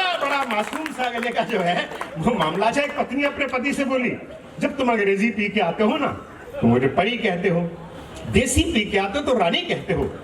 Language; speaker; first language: Hindi; non-native, local second language; Punjabi